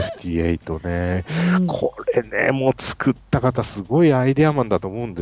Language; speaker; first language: Japanese; native; Japanese